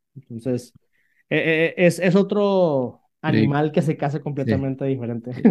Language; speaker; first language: Spanish; native; Spanish